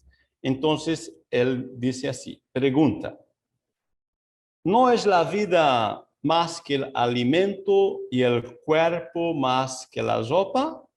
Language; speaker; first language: Spanish; non-native, fluent; Portuguese